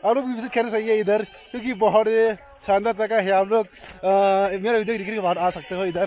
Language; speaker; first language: Hindi; non-native, local second language; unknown